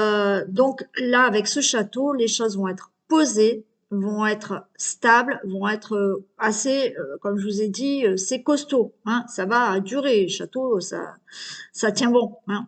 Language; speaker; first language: French; native; French